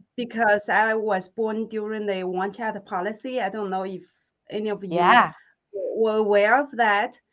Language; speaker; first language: English; non-native, fluent; Chinese